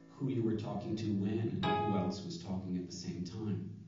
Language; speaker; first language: English; native; English